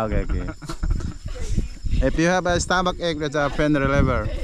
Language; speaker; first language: English; non-native, learner; Filipino